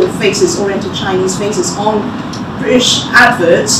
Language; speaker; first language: English; native; English